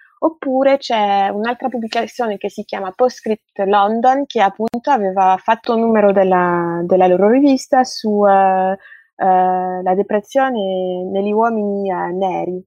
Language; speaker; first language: Italian; early bilingual, other home language; Tigrinya